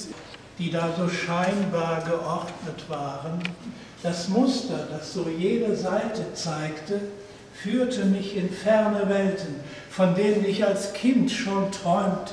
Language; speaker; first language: German; native; German